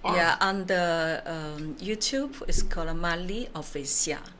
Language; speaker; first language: English; non-native, learner; Chinese